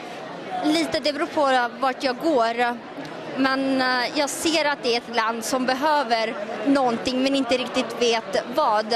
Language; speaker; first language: Swedish; early bilingual, heritage; Italian